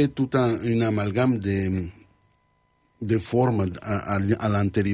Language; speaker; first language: French; non-native, fluent; Spanish